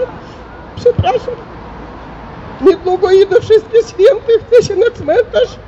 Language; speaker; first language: Polish; early bilingual, heritage; Polish